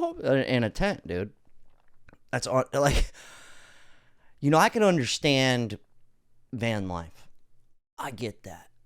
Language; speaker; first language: English; native; English